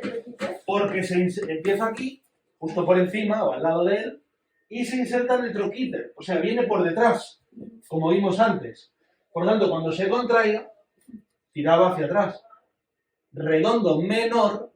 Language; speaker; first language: Spanish; native; Spanish